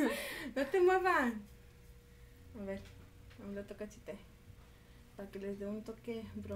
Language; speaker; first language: Spanish; early bilingual, heritage; Spanish